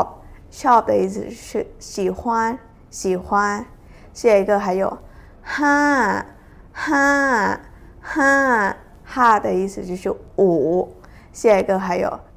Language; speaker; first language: Chinese; non-native, fluent; Thai